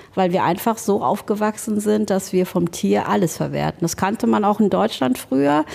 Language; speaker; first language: German; native; German